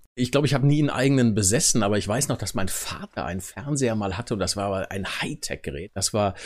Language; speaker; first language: German; native; German